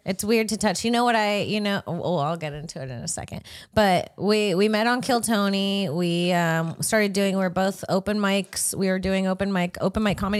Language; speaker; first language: English; early bilingual, other home language; Spanish